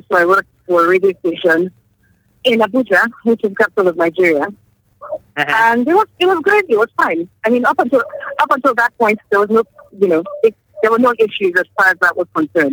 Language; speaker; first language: English; non-native, local second language; Yoruba